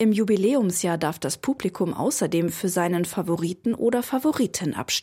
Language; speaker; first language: German; native; German